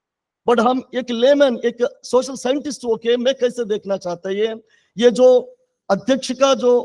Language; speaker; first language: Hindi; non-native, local second language; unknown